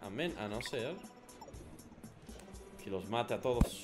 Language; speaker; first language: Spanish; native; Spanish